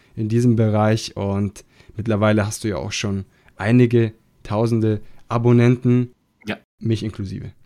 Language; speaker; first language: German; non-native, fluent; Italian